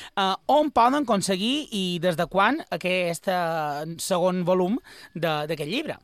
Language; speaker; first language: Catalan; native; Catalan